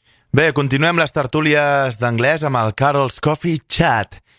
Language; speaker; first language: Catalan; native; Catalan